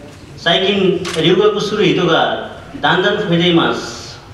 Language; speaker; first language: Japanese; non-native, learner; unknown